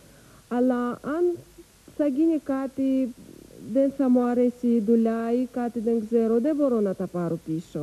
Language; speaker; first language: Greek; non-native, learner; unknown